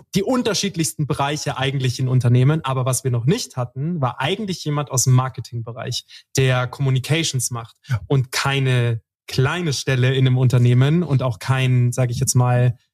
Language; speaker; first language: German; native; German